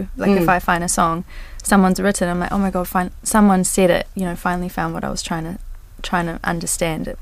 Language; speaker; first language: English; native; English